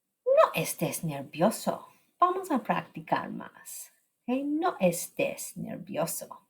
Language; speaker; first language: Spanish; non-native, fluent; English